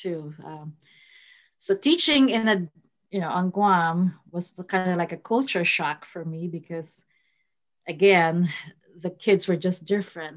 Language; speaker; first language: English; non-native, local second language; Filipino